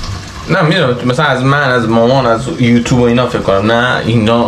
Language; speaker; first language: Persian; native; Persian